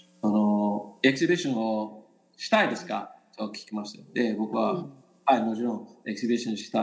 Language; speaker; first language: Japanese; non-native, learner; English